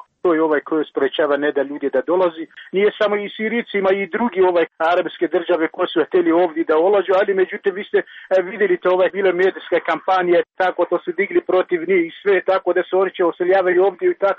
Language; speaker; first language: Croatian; non-native, learner; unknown